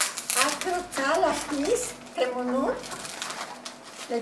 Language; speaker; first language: Hebrew; non-native, fluent; Croatian